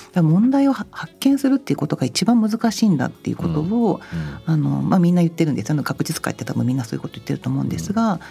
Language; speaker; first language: Japanese; native; Japanese